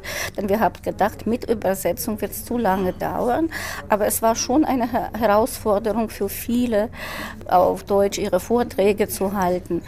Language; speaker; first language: German; non-native, fluent; Russian